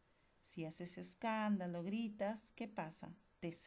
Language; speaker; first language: Spanish; native; Spanish